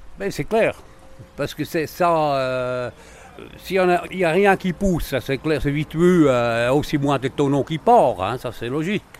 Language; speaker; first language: French; non-native, local second language; Swiss German